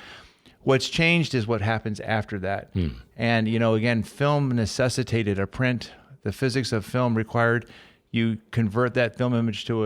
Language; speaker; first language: English; native; English